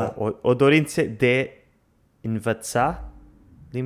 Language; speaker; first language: Romanian; non-native, learner; Portuguese